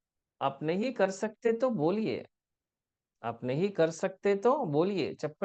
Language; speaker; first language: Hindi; non-native, local second language; Telugu